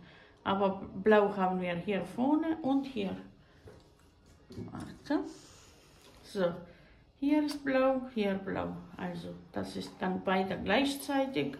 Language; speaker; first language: German; non-native, fluent; Croatian